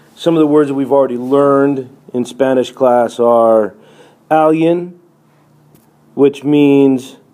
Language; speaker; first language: English; native; English